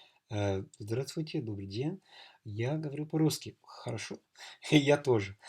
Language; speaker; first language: Russian; non-native, learner; English